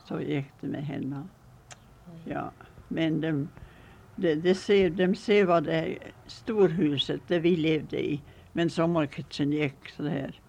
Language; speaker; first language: Swedish; early bilingual, heritage; Swedish